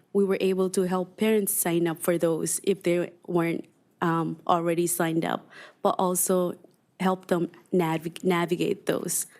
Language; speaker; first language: English; non-native, fluent; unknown